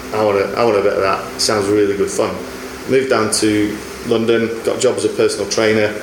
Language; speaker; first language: English; native; English